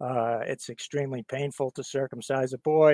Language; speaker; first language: English; native; English